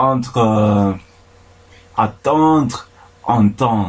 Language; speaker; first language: French; non-native, learner; English